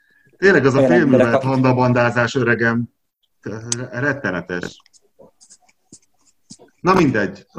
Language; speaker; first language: Hungarian; native; Hungarian